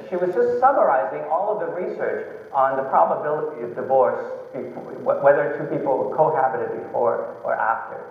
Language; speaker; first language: English; early bilingual, other home language; Chinese